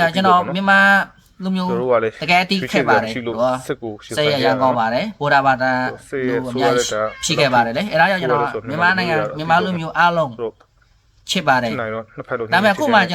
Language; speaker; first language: Burmese; non-native, learner; Khmer